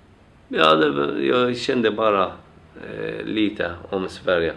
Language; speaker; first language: Swedish; non-native, fluent; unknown